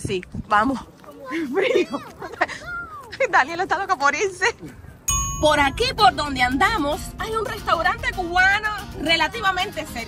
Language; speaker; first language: Spanish; native; Spanish